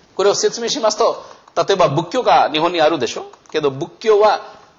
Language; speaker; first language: Japanese; non-native, fluent; Hindi